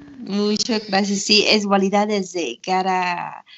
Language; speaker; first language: Spanish; non-native, learner; Thai